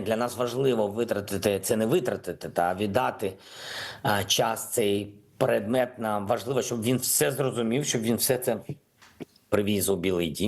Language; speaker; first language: Ukrainian; non-native, local second language; Russian